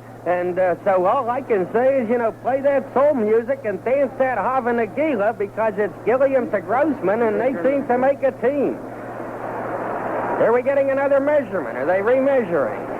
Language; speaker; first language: English; native; English